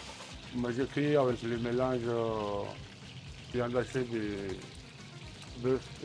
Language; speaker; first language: French; non-native, learner; Georgian